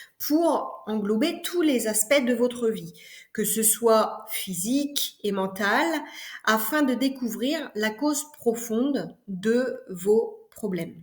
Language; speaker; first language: French; native; French